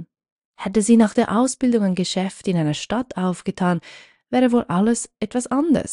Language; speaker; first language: German; native; German